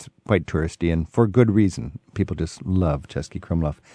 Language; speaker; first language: English; native; English